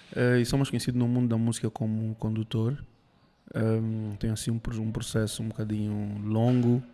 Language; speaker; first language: Portuguese; early bilingual, heritage; Spanish